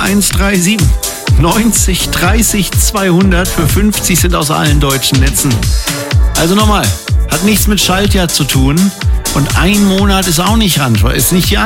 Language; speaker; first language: German; native; German